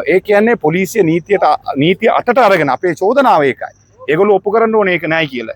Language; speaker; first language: Sinhala; non-native, local second language; Tamil